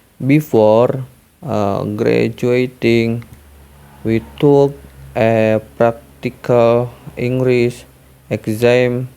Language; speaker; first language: English; non-native, learner; Indonesian